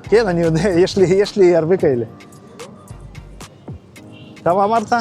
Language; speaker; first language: Hebrew; non-native, fluent; Russian